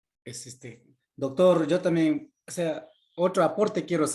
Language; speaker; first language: Spanish; non-native, local second language; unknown